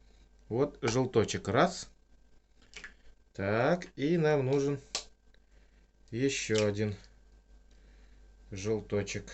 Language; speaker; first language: Russian; native; Russian